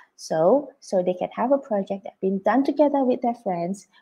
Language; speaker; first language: English; non-native, fluent; Indonesian